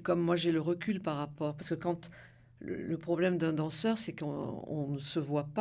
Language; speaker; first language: French; native; French